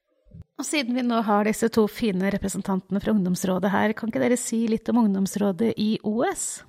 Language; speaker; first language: Norwegian; native; Norwegian